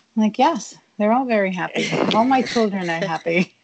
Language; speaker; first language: English; early bilingual, other home language; Spanish